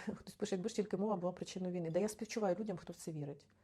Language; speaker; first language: Ukrainian; native; Ukrainian